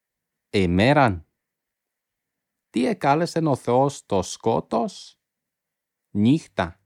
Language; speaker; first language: Greek; non-native, fluent; English